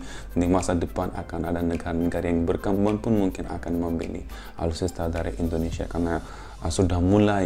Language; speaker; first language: Indonesian; non-native, fluent; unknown